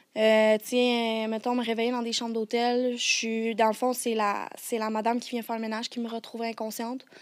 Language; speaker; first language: French; native; French